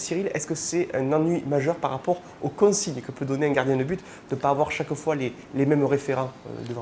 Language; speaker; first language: French; native; French